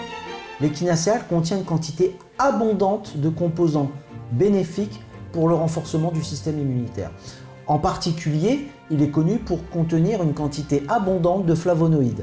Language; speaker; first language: French; native; French